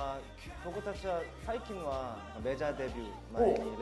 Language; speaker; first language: Japanese; non-native, learner; Korean